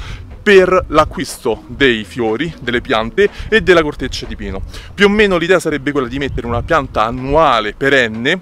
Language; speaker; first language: Italian; native; Italian